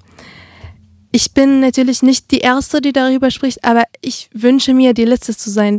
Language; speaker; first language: German; early bilingual, other home language; Arabic